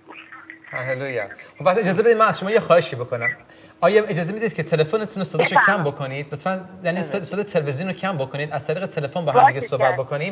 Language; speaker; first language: Persian; native; Persian